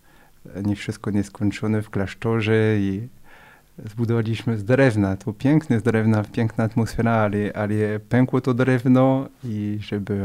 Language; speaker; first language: Polish; non-native, fluent; French